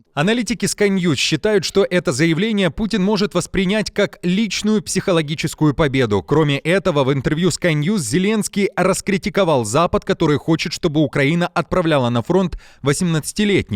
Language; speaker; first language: Russian; native; Russian